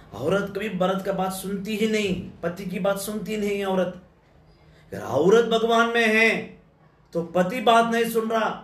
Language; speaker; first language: Hindi; non-native, local second language; Telugu